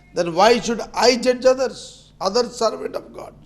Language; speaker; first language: English; non-native, local second language; Telugu